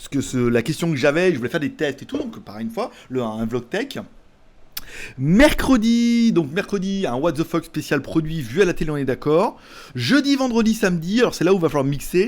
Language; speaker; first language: French; native; French